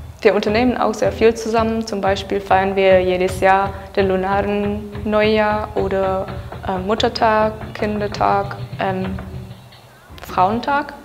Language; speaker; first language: German; non-native, fluent; Czech